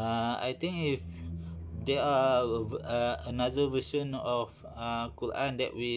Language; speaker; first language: English; non-native, learner; Malay